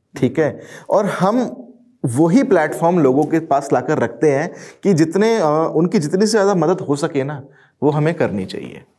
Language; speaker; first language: Hindi; native; Hindi